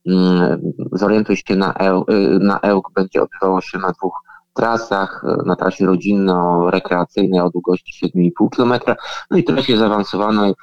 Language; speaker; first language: Polish; native; Polish